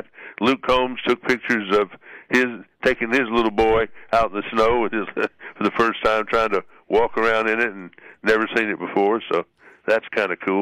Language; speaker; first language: English; native; English